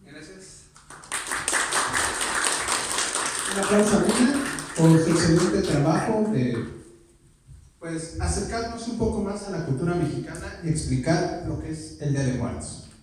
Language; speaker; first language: Spanish; native; Spanish